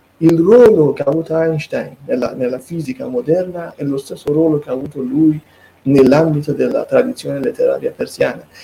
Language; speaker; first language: Italian; non-native, fluent; Persian